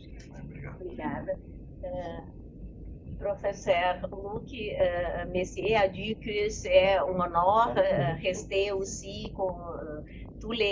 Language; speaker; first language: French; non-native, learner; Portuguese